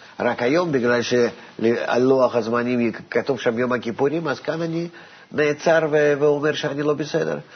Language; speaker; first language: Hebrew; non-native, fluent; Russian